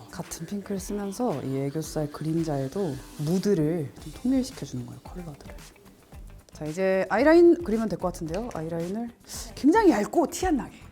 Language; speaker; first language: Korean; native; Korean